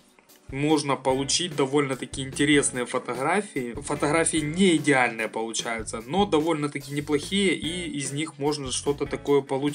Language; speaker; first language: Russian; native; Russian